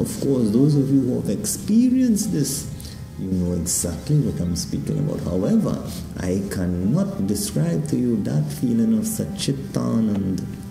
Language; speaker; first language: English; native; English